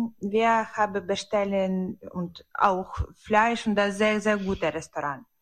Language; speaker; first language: German; non-native, learner; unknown